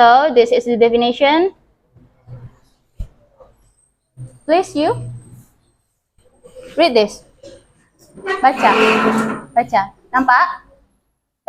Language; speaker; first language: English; non-native, learner; Indonesian